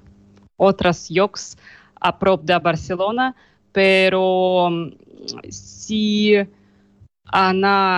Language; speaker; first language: Catalan; non-native, learner; Russian